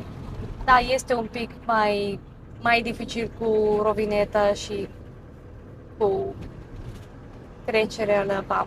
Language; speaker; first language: Romanian; non-native, fluent; Bulgarian